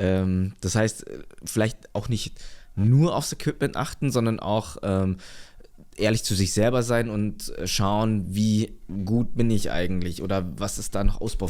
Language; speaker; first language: German; native; German